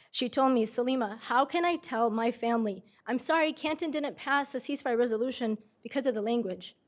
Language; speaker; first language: English; native; English